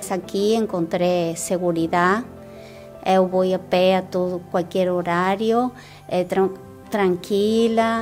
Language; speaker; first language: Portuguese; non-native, learner; Spanish